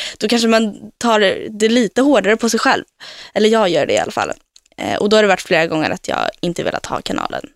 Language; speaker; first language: Swedish; native; Swedish